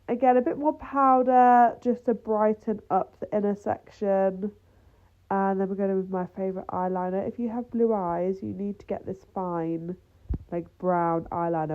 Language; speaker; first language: English; native; English